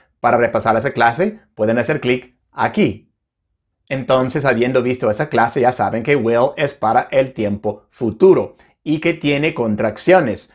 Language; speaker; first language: Spanish; non-native, fluent; English